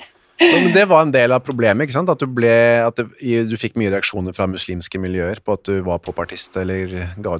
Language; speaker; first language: Norwegian; native; Norwegian